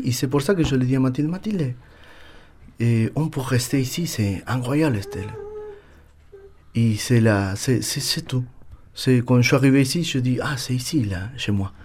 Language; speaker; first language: French; non-native, learner; Spanish